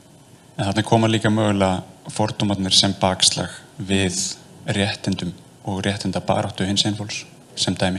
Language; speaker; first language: Icelandic; native; Icelandic